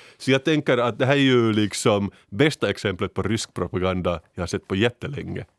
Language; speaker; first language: Swedish; native; Swedish